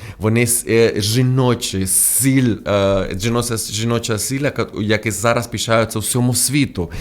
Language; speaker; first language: Ukrainian; non-native, fluent; Spanish